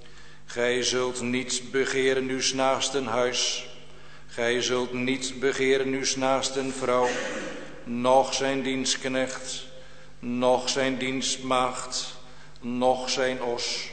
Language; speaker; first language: Dutch; native; Dutch